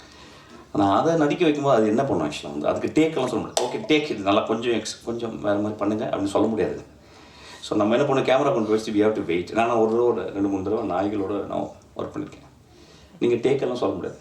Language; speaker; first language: Tamil; native; Tamil